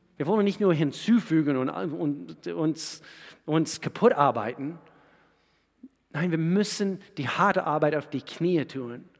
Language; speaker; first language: German; non-native, fluent; English